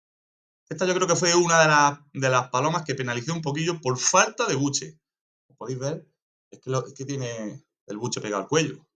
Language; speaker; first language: Spanish; native; Spanish